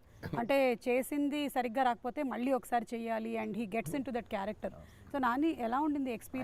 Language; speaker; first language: Telugu; native; Telugu